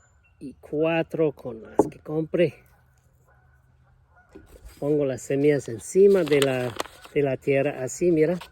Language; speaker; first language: Spanish; non-native, fluent; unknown